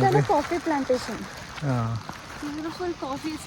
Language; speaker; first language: Malayalam; non-native, local second language; Kannada